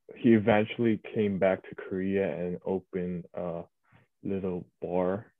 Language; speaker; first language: English; early bilingual, other home language; Korean